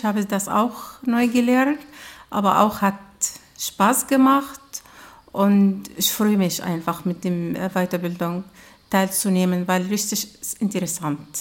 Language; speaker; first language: German; non-native, learner; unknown